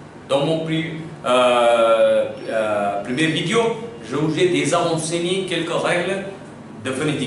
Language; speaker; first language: French; non-native, fluent; Hindi